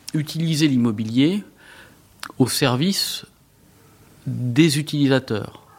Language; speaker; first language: French; native; French